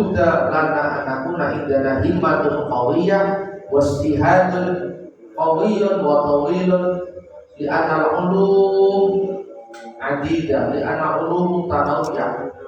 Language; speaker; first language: Arabic; non-native, fluent; Indonesian